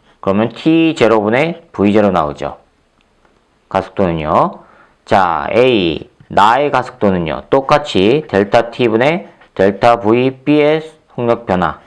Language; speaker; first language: Korean; native; Korean